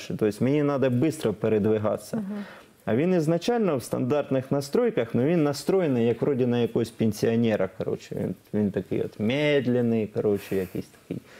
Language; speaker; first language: Ukrainian; non-native, local second language; Russian